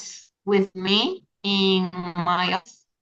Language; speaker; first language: English; non-native, learner; Spanish